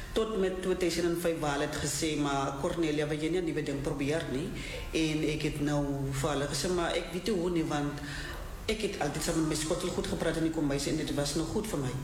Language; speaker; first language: Afrikaans; non-native, local second language; Southern Sotho